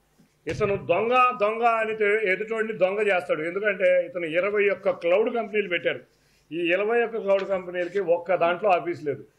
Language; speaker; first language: Telugu; native; Telugu